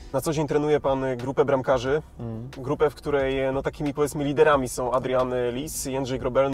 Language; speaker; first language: Polish; native; Polish